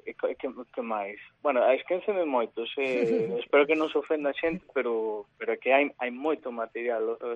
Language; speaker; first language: Galician; early bilingual, other home language; Spanish